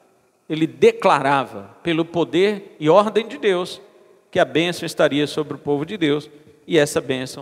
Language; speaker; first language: Portuguese; native; Portuguese